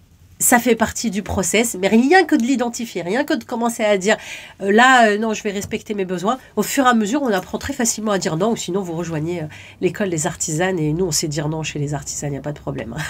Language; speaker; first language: French; native; French